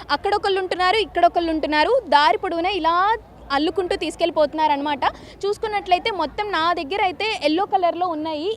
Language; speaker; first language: Telugu; native; Telugu